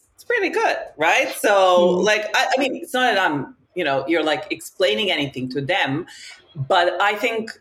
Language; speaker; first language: English; non-native, fluent; Serbian